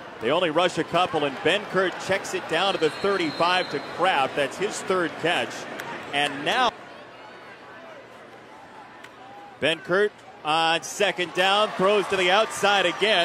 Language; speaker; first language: English; native; English